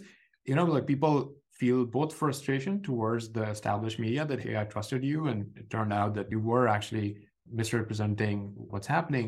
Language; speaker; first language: English; non-native, local second language; Urdu